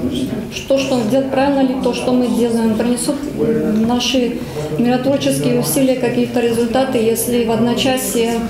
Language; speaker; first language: Russian; native; Russian